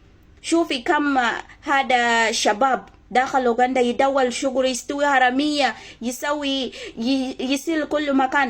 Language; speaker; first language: Arabic; non-native, learner; Ganda